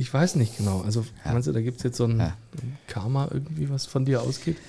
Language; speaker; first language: German; native; German